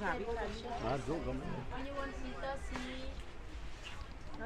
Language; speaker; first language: English; non-native, learner; Vietnamese